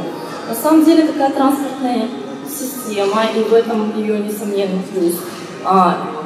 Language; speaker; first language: Russian; native; Russian